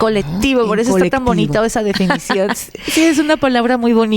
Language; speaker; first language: Spanish; native; Spanish